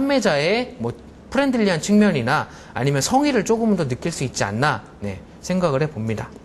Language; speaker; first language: Korean; native; Korean